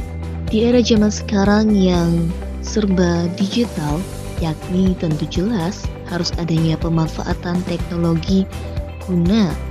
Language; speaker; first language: Indonesian; native; Indonesian